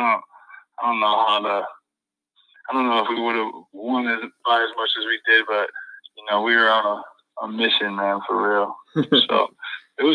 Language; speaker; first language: English; native; English